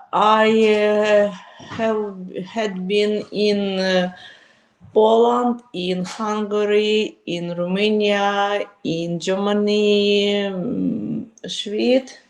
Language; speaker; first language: English; non-native, learner; Ukrainian